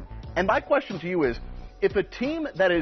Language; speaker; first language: English; native; English